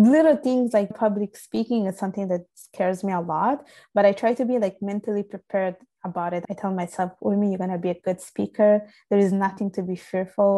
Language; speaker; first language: English; non-native, fluent; Italian